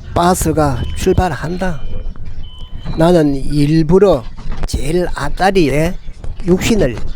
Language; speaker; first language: Korean; native; Korean